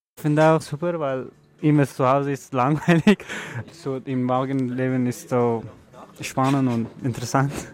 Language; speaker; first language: German; non-native, learner; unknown